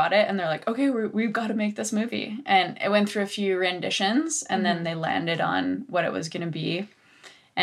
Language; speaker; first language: English; native; English